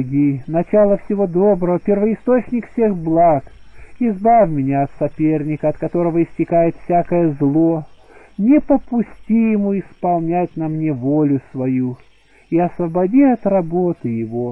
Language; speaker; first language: Russian; native; Russian